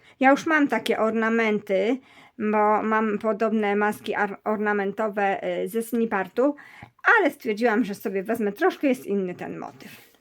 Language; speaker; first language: Polish; native; Polish